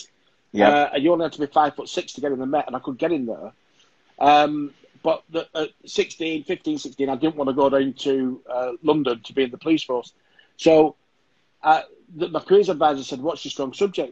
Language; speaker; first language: English; native; English